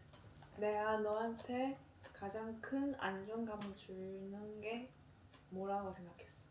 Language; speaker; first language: Korean; non-native, fluent; Chinese